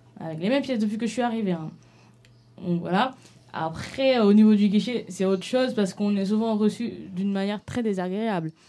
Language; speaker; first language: French; non-native, local second language; Wolof